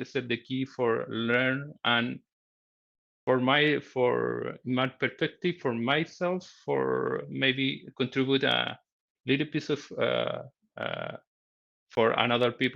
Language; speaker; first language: English; non-native, learner; Spanish